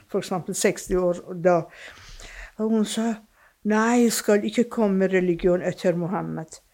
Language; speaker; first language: Norwegian; non-native, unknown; Persian